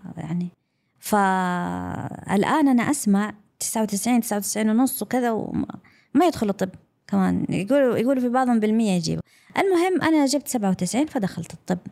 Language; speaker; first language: Arabic; non-native, local second language; English